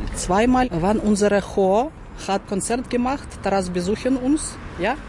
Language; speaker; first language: German; non-native, learner; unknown